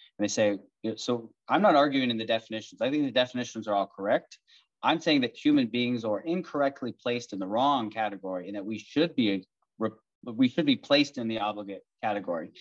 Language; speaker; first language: English; native; English